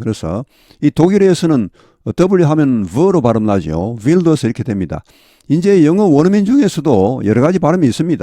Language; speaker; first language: Korean; native; Korean